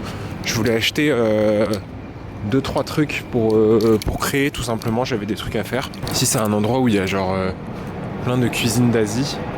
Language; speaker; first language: French; native; French